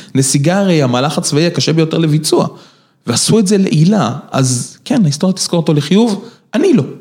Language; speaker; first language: Hebrew; native; Hebrew